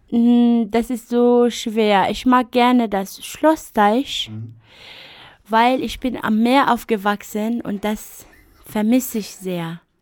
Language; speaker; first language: German; non-native, fluent; Arabic